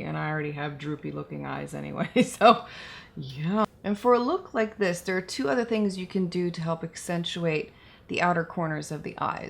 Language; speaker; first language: English; native; English